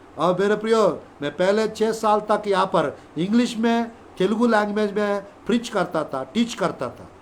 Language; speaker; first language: Hindi; non-native, local second language; Telugu